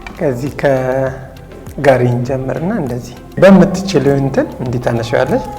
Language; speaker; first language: Amharic; native; Amharic